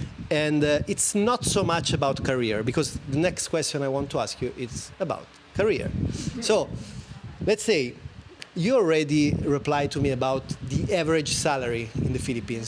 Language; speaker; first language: English; non-native, fluent; Italian